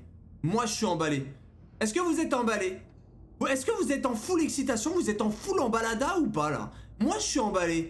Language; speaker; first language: French; native; French